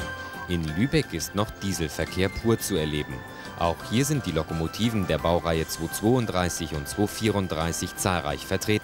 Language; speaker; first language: German; native; German